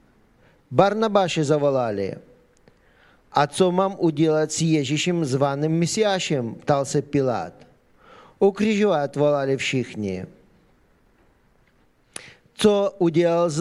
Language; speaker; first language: Czech; non-native, fluent; Ukrainian